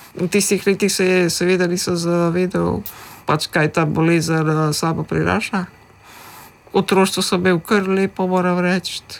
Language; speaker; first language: Slovenian; early bilingual, other home language; Macedonian